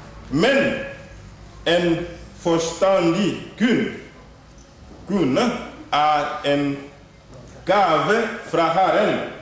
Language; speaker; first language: Swedish; non-native, learner; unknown